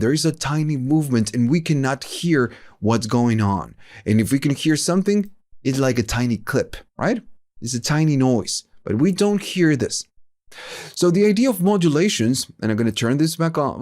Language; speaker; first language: English; non-native, fluent; Spanish